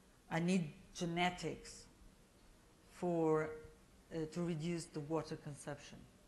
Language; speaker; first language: English; non-native, fluent; Portuguese